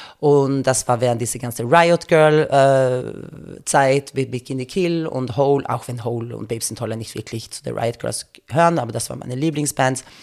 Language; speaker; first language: German; non-native, fluent; Finnish